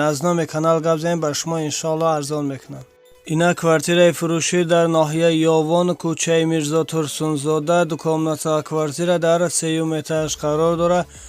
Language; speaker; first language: Tajik; native; Tajik